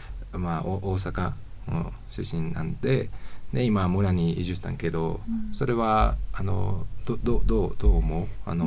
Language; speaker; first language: Japanese; non-native, fluent; Spanish